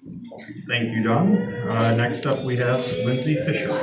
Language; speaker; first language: English; native; English